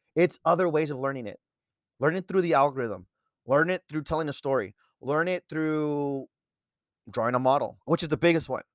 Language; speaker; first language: English; native; English